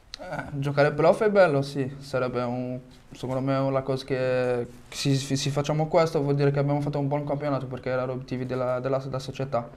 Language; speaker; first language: Italian; non-native, fluent; French